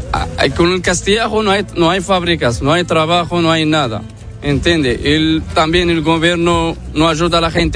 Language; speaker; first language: Spanish; non-native, learner; Arabic